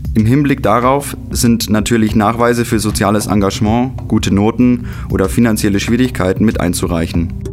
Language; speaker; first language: German; native; German